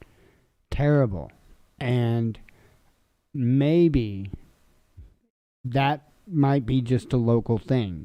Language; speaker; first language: English; native; English